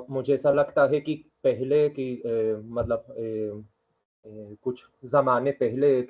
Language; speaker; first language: Hindi; non-native, fluent; Spanish